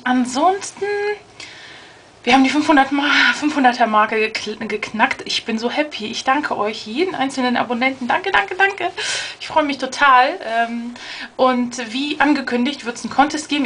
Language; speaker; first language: German; native; German